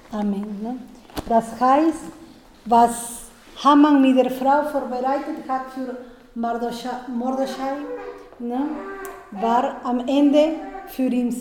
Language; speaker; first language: German; non-native, fluent; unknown